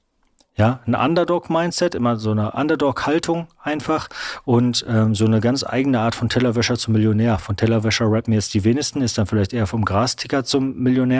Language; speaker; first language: German; native; German